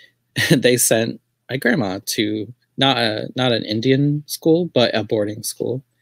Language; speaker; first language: English; native; English